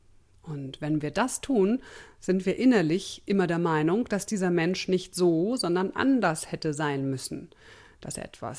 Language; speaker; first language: German; native; German